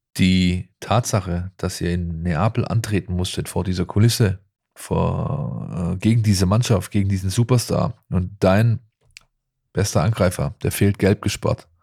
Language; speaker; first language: German; native; German